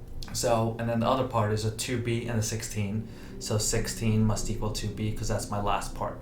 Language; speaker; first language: English; native; English